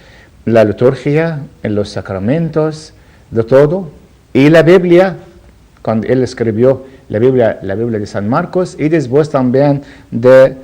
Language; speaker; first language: Spanish; non-native, learner; Arabic